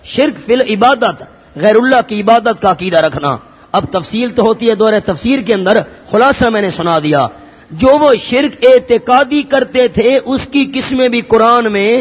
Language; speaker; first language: Urdu; non-native, local second language; Pashto